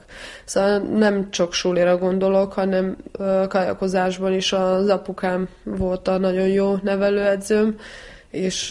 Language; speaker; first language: Hungarian; early bilingual, heritage; Hungarian